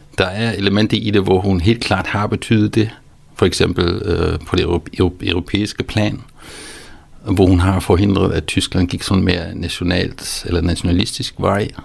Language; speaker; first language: Danish; non-native, fluent; German